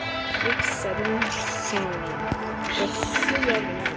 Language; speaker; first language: Persian; native; Persian